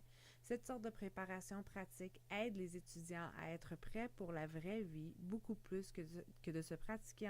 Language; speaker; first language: French; non-native, fluent; English